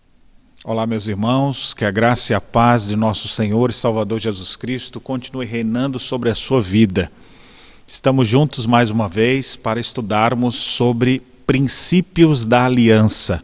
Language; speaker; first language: Portuguese; native; Portuguese